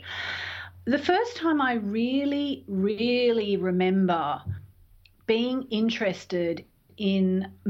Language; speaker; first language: English; native; English